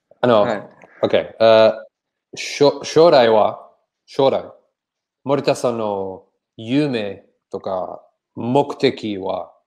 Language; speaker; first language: Japanese; non-native, learner; Portuguese